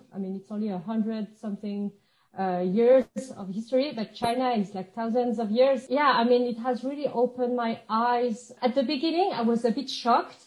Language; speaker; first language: English; non-native, fluent; French